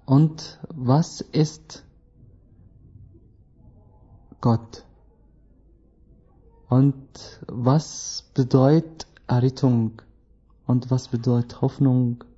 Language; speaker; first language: German; non-native, learner; Arabic